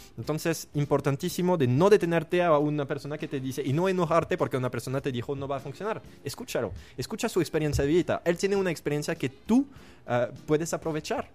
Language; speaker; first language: Spanish; non-native, fluent; French